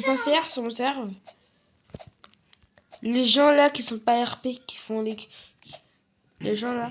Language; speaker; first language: French; native; French